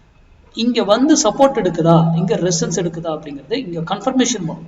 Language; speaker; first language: Tamil; native; Tamil